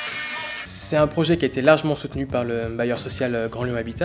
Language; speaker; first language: French; native; French